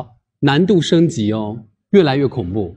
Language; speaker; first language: Chinese; native; Chinese